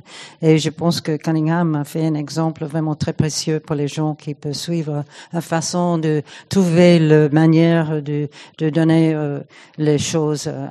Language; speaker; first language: French; non-native, fluent; English